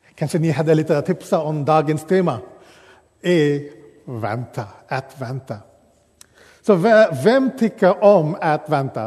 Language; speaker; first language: Swedish; non-native, fluent; English